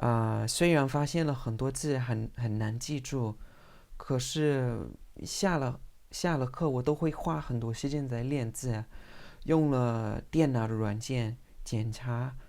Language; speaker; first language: Chinese; non-native, fluent; English